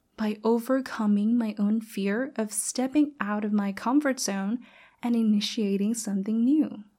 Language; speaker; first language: English; non-native, fluent; Thai